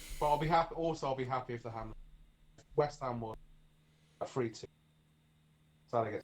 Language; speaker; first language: English; native; English